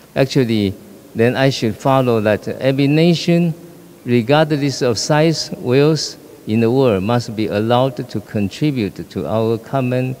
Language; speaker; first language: English; non-native, fluent; Chinese